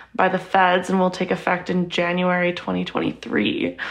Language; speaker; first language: English; native; English